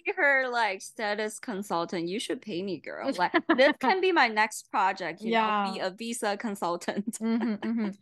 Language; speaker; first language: English; non-native, fluent; Chinese